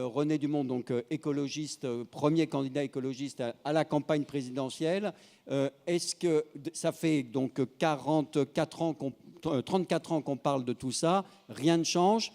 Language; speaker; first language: French; native; French